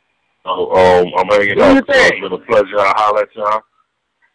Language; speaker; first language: English; native; English